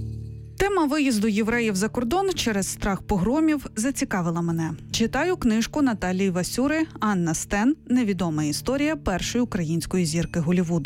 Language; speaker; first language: Ukrainian; native; Ukrainian